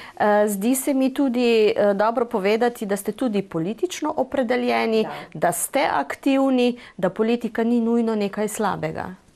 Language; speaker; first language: Slovenian; native; Slovenian